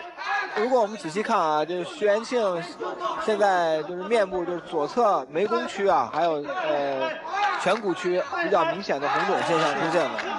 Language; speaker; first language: Chinese; native; Chinese